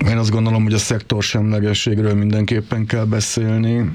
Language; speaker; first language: Hungarian; native; Hungarian